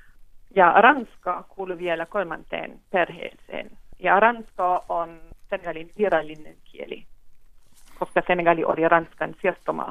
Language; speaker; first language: Finnish; non-native, fluent; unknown